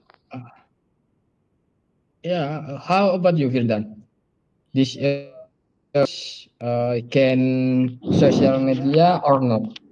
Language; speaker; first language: English; non-native, learner; Indonesian